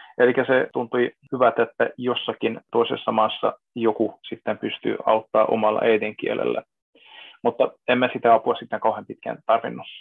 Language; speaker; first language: Finnish; non-native, fluent; Hungarian